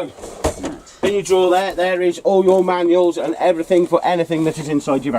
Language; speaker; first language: English; native; English